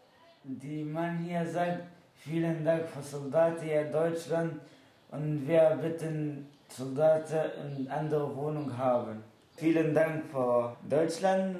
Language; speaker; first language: German; non-native, learner; Arabic